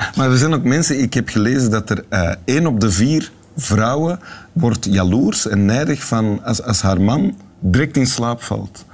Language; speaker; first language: Dutch; native; Dutch